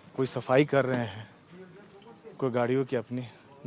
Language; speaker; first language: Hindi; native; Hindi